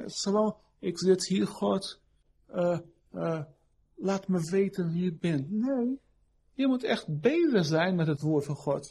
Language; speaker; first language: Dutch; non-native, fluent; Portuguese